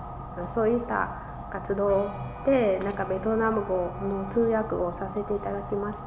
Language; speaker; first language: Japanese; non-native, fluent; Vietnamese